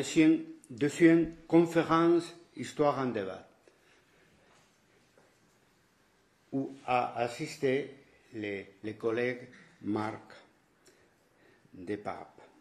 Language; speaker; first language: French; non-native, fluent; Spanish